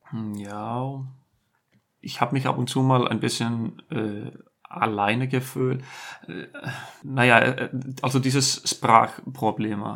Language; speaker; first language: German; non-native, fluent; Icelandic